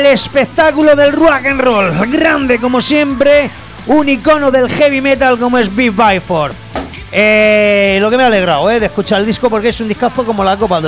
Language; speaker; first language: Spanish; native; Spanish